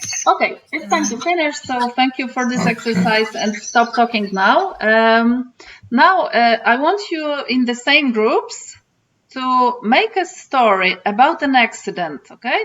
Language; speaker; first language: English; non-native, fluent; Polish